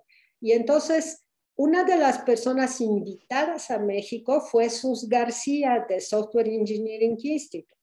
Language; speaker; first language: Spanish; non-native, fluent; Polish